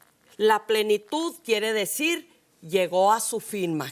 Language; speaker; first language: Spanish; native; Spanish